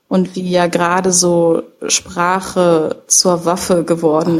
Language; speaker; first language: German; native; German